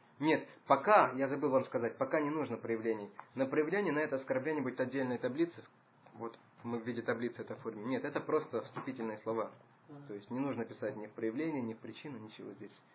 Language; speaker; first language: Russian; native; Russian